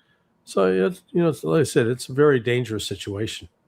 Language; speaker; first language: English; native; English